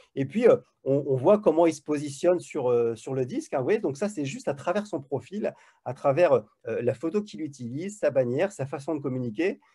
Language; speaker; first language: French; native; French